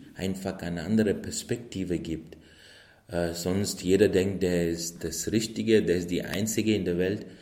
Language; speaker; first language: German; non-native, fluent; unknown